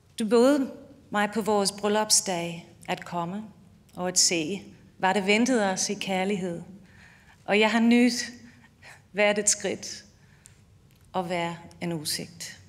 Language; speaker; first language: Danish; non-native, fluent; English